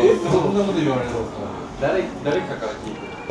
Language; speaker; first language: Japanese; non-native, fluent; Filipino